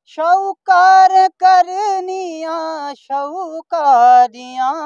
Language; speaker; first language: Hindi; native; Hindi